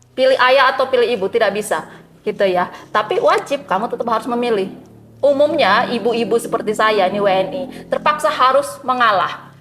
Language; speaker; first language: Indonesian; native; Indonesian